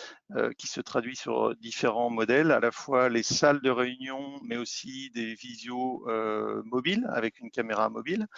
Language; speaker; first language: French; native; French